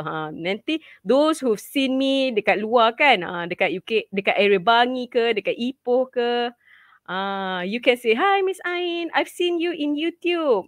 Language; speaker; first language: English; non-native, local second language; Malay